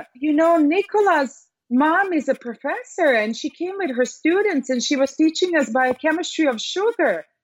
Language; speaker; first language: English; non-native, fluent; Serbian